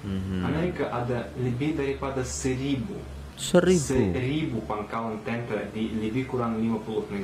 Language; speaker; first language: Malay; non-native, fluent; Russian